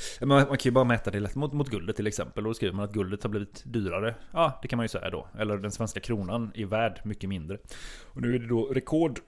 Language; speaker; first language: Swedish; native; Swedish